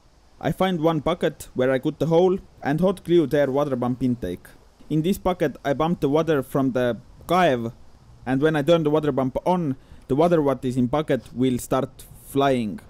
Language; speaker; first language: English; non-native, fluent; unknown